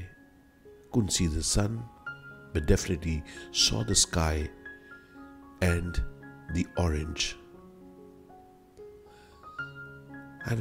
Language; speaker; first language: English; non-native, local second language; Hindi